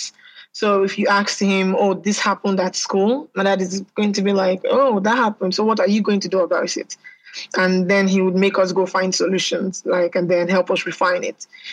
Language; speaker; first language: English; non-native, local second language; Yoruba